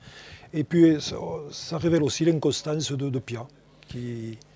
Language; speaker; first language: French; native; French